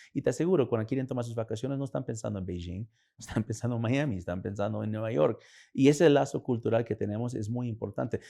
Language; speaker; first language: Spanish; early bilingual, heritage; Spanish